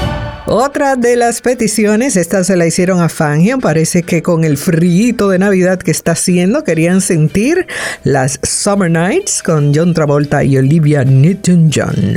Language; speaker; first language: Spanish; native; Spanish